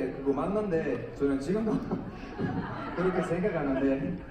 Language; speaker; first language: Korean; non-native, learner; Bulgarian